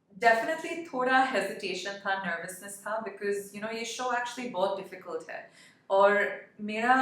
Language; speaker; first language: Hindi; non-native, local second language; English